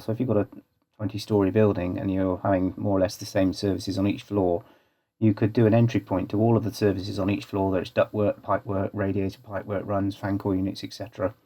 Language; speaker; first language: English; native; English